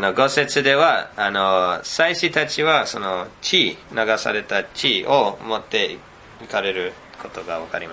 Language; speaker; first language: Japanese; non-native, fluent; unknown